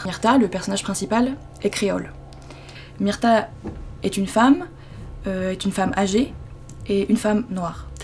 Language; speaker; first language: French; native; French